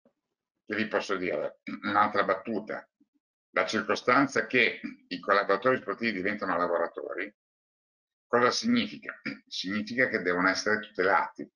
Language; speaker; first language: Italian; native; Italian